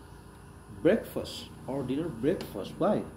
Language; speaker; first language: English; non-native, learner; Indonesian